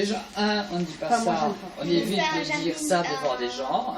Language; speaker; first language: French; native; French